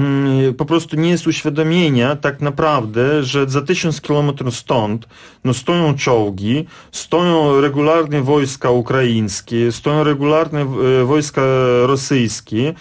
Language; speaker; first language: Polish; non-native, fluent; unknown